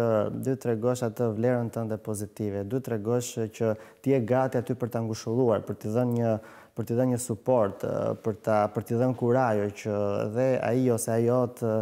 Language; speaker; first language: Albanian; native; Albanian